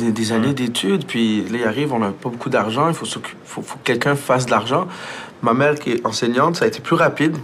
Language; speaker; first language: French; early bilingual, other home language; Arabic